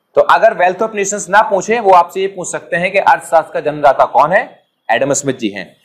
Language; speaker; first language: Hindi; native; Hindi